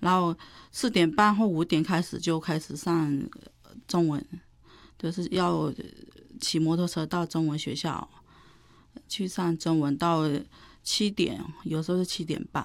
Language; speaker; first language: Chinese; non-native, fluent; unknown